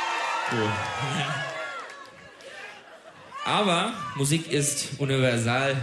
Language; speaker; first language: German; non-native, learner; Turkish